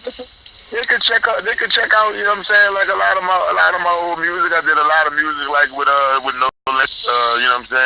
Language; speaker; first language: English; native; English